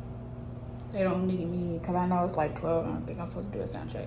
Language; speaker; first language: English; native; English